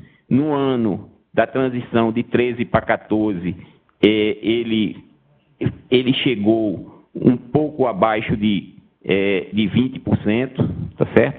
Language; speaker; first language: Portuguese; native; Portuguese